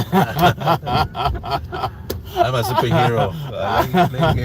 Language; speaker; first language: English; non-native, learner; Spanish